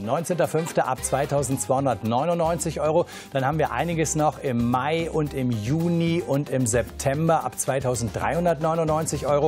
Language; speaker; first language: German; native; German